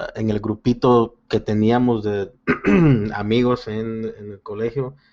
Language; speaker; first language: Spanish; early bilingual, heritage; Spanish